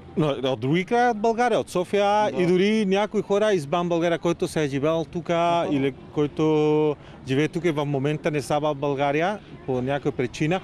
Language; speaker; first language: Bulgarian; non-native, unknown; Spanish